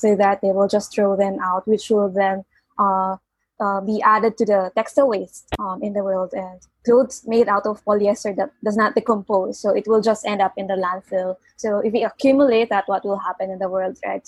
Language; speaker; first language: English; non-native, local second language; Filipino